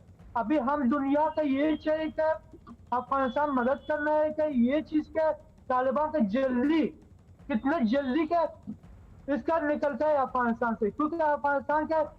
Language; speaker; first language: Hindi; non-native, learner; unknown